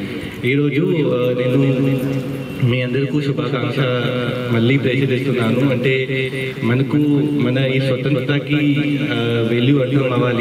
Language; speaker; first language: Telugu; non-native, fluent; Hindi